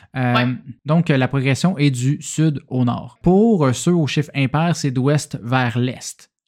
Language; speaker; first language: French; native; French